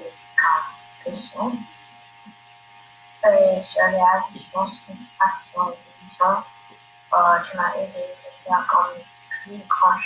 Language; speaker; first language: French; non-native, learner; English